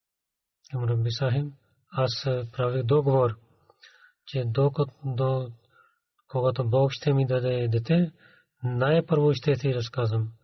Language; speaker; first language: Bulgarian; non-native, learner; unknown